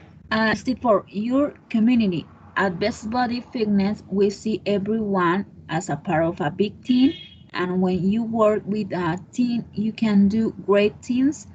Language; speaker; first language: English; non-native, learner; Spanish